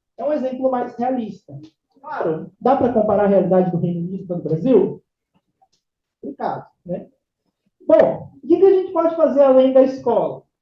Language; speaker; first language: Portuguese; native; Portuguese